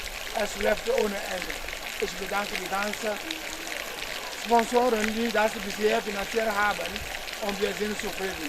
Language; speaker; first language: German; non-native, learner; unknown